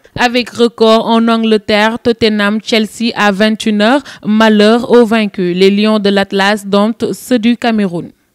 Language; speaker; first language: French; non-native, local second language; Wolof